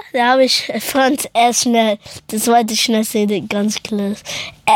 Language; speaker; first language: German; early bilingual, other home language; Persian